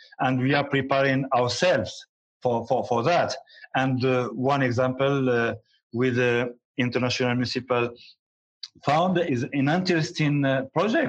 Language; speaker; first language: English; non-native, learner; Arabic